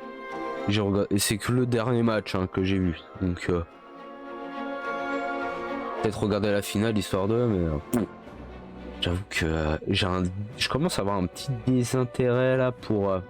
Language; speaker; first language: French; native; French